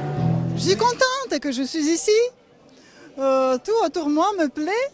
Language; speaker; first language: French; non-native, learner; Russian